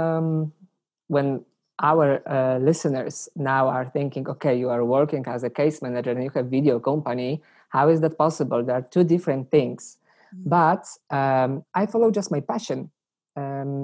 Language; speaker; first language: English; non-native, fluent; Polish